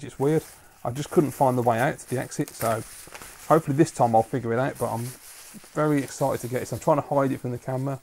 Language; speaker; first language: English; native; English